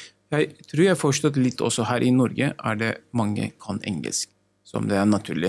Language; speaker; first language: Norwegian; non-native, learner; Turkish